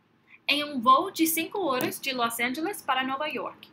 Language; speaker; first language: Portuguese; non-native, fluent; English